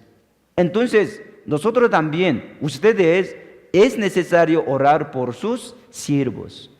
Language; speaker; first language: Spanish; non-native, fluent; Korean